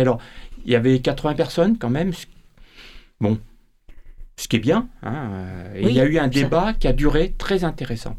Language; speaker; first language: French; native; French